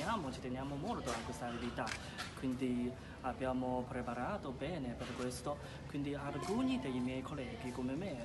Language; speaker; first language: Italian; non-native, fluent; Chinese